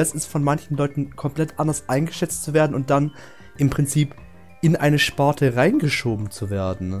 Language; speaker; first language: German; native; German